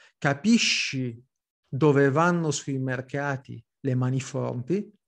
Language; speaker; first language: Italian; early bilingual, heritage; Italian